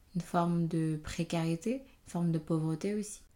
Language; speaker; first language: French; native; French